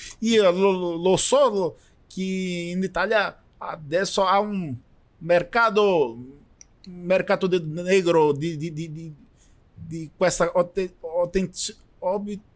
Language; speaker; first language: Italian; non-native, learner; Portuguese